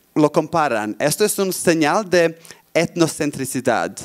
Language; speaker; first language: Spanish; non-native, fluent; Bosnian